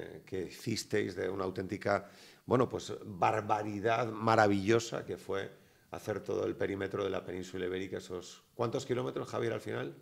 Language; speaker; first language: Spanish; native; Spanish